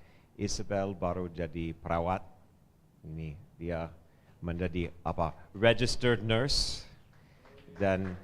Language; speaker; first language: Indonesian; non-native, fluent; English